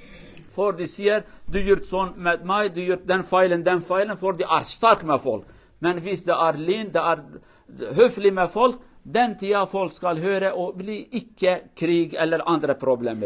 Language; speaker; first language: Norwegian; non-native, learner; Kurdish